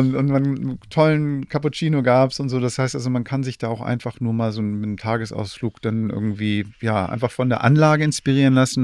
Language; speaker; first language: German; native; German